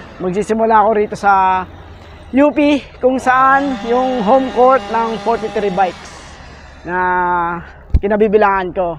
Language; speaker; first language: Filipino; native; Filipino